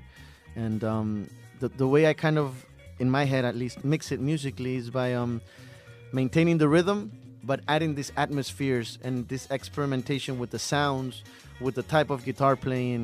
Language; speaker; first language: English; early bilingual, other home language; Spanish